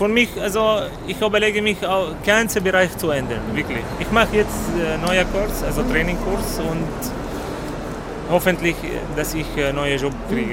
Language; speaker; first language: German; non-native, learner; Arabic